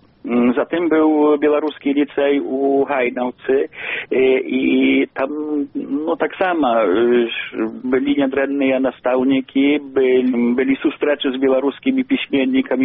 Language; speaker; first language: Belarusian; non-native, local second language; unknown